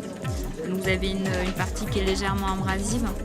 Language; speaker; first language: French; native; French